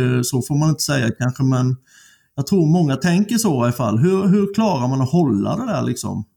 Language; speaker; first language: Swedish; native; Swedish